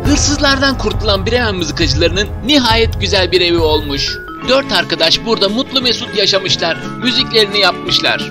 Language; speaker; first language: Turkish; native; Turkish